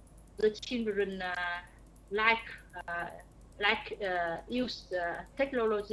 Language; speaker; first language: English; non-native, learner; Vietnamese